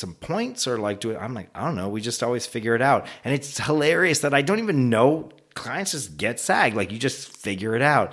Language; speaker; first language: English; native; English